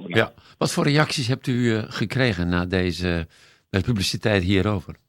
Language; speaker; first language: Dutch; native; Dutch